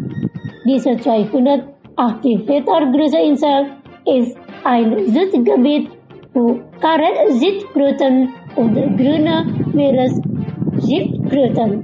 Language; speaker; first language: German; non-native, learner; Indonesian